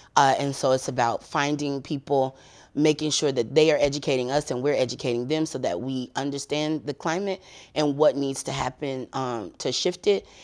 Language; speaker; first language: English; native; English